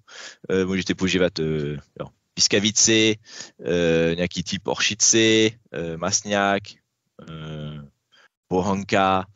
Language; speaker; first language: Czech; non-native, learner; French